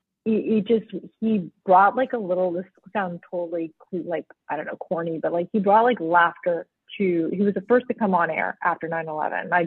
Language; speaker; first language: English; early bilingual, other home language; Spanish